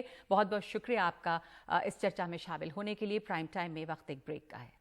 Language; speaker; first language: Hindi; native; Hindi